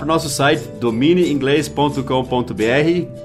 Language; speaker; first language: Portuguese; non-native, fluent; English